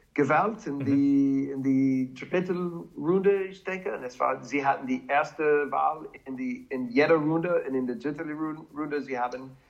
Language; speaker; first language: German; non-native, learner; English